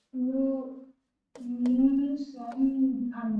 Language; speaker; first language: French; non-native, learner; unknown